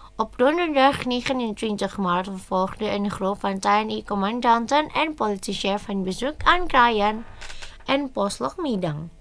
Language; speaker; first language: Dutch; non-native, fluent; Indonesian